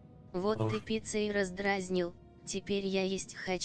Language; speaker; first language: Russian; native; Russian